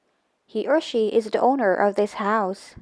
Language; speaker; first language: English; non-native, local second language; Filipino